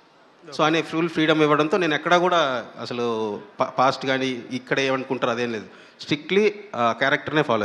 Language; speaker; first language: Telugu; native; Telugu